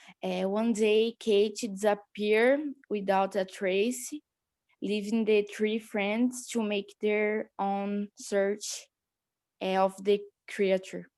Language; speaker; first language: English; non-native, learner; Portuguese